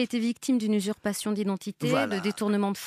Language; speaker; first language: French; native; French